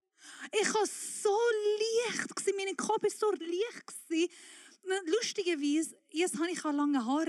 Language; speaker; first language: German; non-native, fluent; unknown